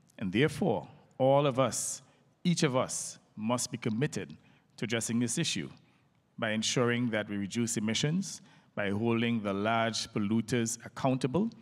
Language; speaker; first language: English; native; English